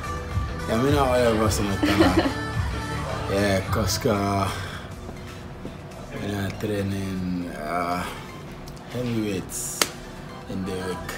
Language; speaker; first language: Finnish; non-native, learner; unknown